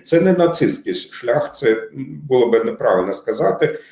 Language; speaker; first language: Ukrainian; non-native, fluent; German